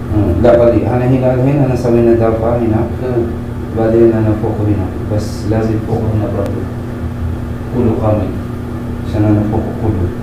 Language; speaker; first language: Arabic; non-native, learner; Filipino